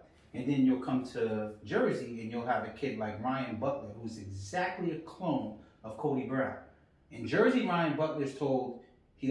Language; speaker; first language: English; native; English